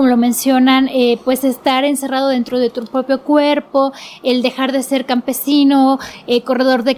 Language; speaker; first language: Spanish; native; Spanish